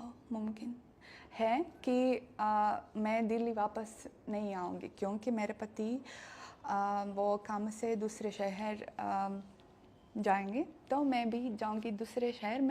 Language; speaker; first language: Hindi; non-native, fluent; Russian